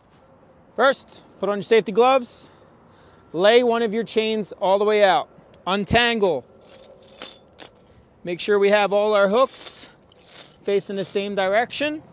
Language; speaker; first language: English; native; English